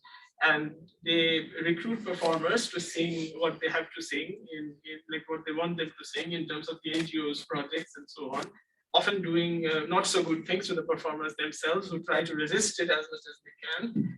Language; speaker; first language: English; non-native, local second language; Bangla